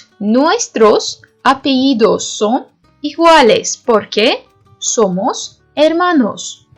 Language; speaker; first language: Spanish; non-native, learner; Turkish